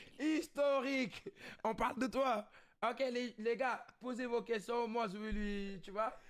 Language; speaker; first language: French; non-native, local second language; Wolof